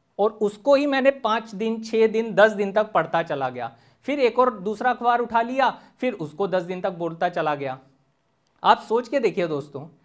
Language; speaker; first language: Hindi; native; Hindi